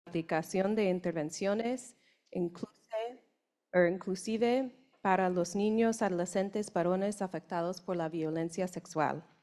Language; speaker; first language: Spanish; non-native, learner; English